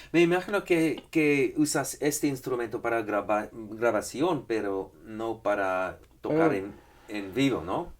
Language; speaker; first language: Spanish; non-native, fluent; English